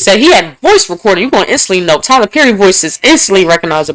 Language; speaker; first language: English; native; English